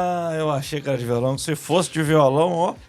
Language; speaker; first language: Portuguese; native; Portuguese